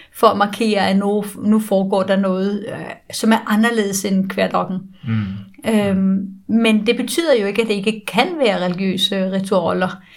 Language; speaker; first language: Danish; native; Danish